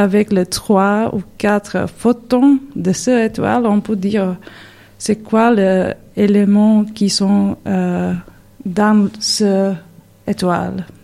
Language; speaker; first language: French; non-native, learner; Serbian